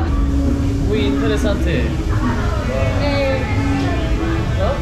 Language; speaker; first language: Spanish; non-native, learner; Korean